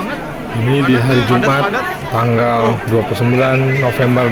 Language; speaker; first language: Indonesian; native; Indonesian